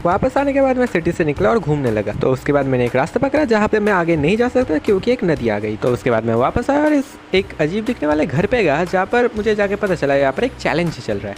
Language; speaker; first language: Hindi; native; Hindi